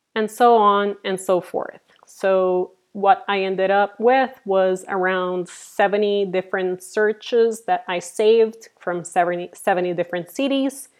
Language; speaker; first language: English; non-native, fluent; Portuguese